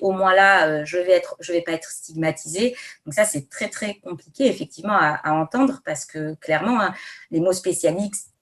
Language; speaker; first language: French; native; French